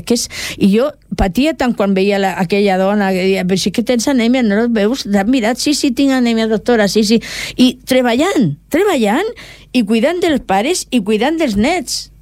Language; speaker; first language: Catalan; non-native, local second language; Spanish